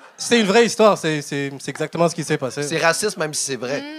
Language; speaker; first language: French; non-native, local second language; Kinyarwanda